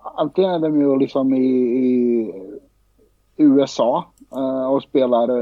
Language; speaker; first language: Swedish; early bilingual, other home language; Bosnian